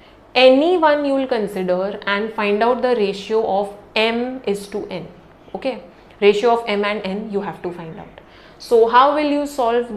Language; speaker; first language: English; non-native, local second language; Hindi